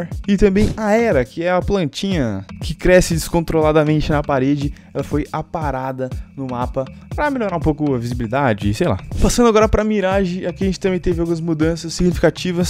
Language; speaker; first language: Portuguese; native; Portuguese